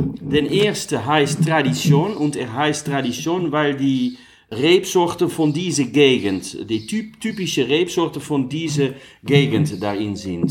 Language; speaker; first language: German; non-native, learner; Dutch